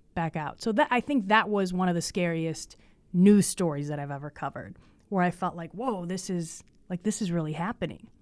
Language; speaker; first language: English; early bilingual, other home language; Spanish